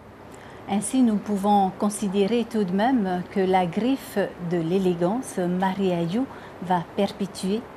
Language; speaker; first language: French; native; French